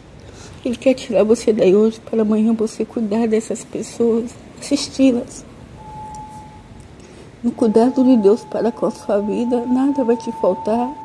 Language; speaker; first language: Portuguese; native; Portuguese